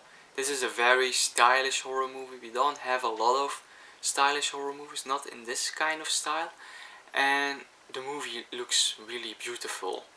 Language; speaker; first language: English; non-native, fluent; Dutch